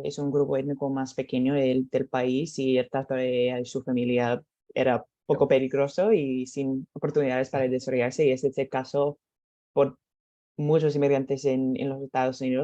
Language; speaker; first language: Spanish; non-native, learner; English